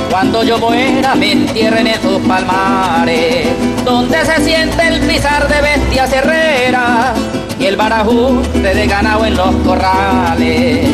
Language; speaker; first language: Spanish; native; Spanish